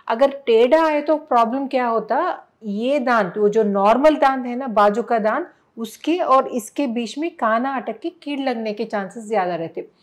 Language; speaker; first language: Hindi; non-native, local second language; Telugu